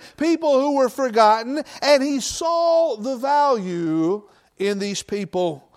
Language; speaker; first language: English; native; English